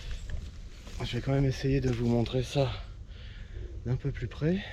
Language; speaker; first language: French; native; French